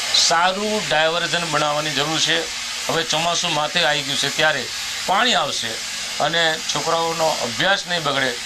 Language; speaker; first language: Gujarati; native; Gujarati